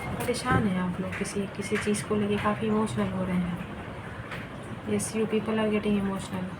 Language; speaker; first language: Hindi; non-native, local second language; Bangla